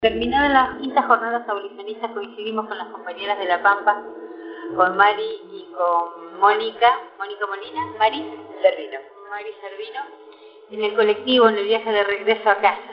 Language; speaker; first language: Spanish; native; Spanish